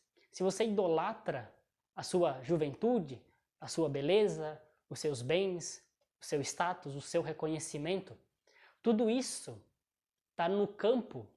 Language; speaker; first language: Portuguese; native; Portuguese